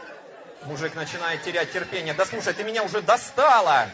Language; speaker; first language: Russian; native; Russian